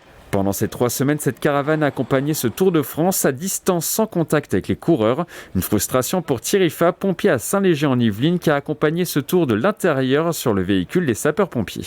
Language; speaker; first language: French; native; French